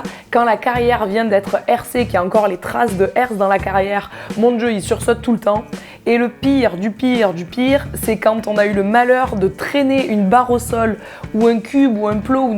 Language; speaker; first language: French; native; French